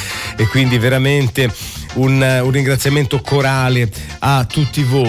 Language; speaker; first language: Italian; native; Italian